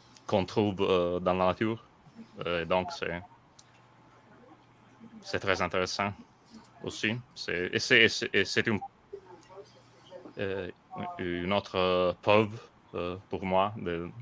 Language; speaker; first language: French; non-native, fluent; Italian